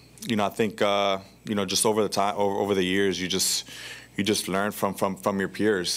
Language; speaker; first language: English; early bilingual, other home language; Spanish